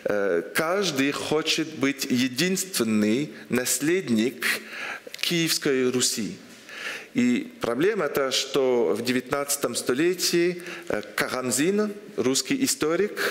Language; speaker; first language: Russian; non-native, fluent; French